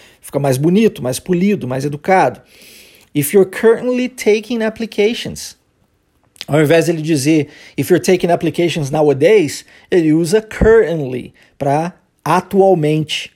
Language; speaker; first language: Portuguese; native; Portuguese